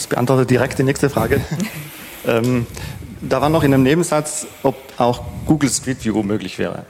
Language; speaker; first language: German; native; German